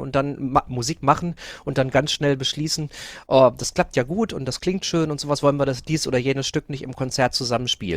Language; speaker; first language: German; native; German